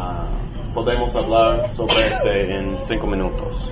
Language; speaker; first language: Spanish; non-native, learner; English